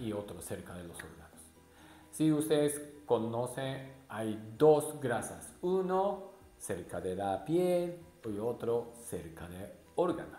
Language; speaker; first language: Spanish; non-native, learner; Japanese